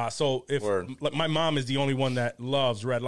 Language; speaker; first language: English; early bilingual, other home language; Spanish